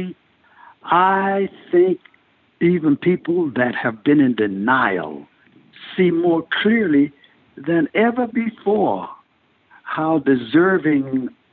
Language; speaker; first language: English; native; English